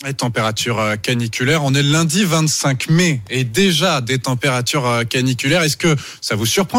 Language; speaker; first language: French; native; French